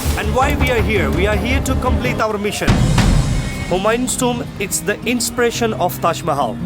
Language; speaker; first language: English; non-native, learner; Polish